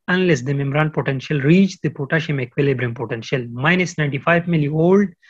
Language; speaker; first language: English; non-native, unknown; Pashto